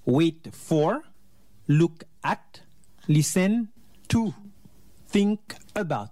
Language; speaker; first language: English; non-native, fluent; French